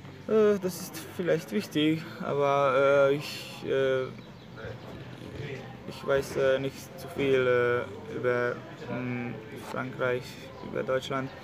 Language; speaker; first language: German; non-native, learner; Hungarian